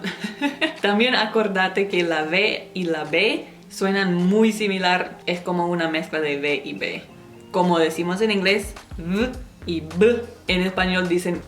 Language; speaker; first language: Spanish; non-native, fluent; English